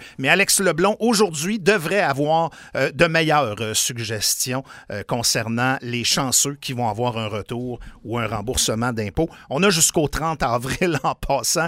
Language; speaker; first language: French; native; French